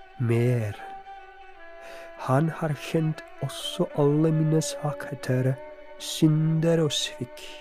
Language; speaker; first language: Norwegian; non-native, fluent; Polish